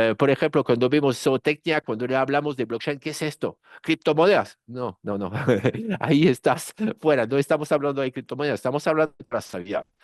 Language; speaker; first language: Spanish; non-native, fluent; French